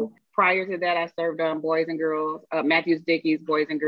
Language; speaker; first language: English; native; English